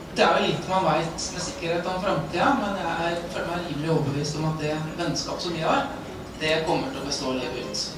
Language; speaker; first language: Norwegian; native; Norwegian